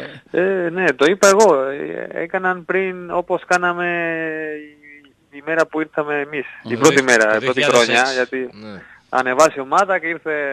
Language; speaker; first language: Greek; non-native, learner; Spanish